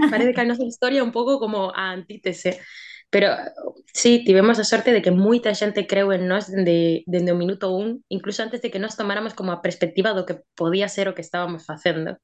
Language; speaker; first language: Galician; non-native, local second language; Spanish